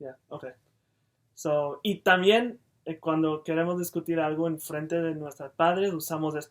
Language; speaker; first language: Spanish; non-native, fluent; English